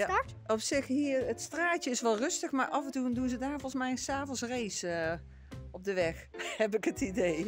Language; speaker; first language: Dutch; native; Dutch